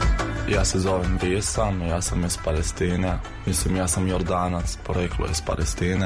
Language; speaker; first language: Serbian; non-native, fluent; Arabic